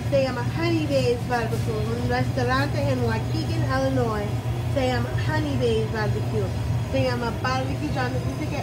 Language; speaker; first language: Spanish; non-native, learner; English